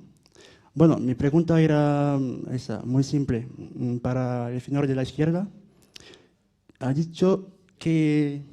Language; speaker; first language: Spanish; early bilingual, heritage; Spanish